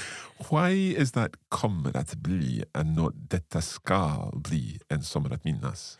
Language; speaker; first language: Swedish; non-native, learner; English